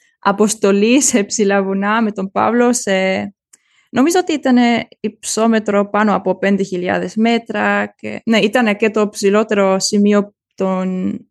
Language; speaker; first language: Greek; early bilingual, heritage; German